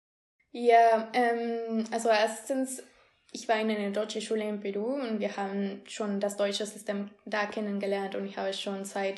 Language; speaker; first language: German; non-native, fluent; Spanish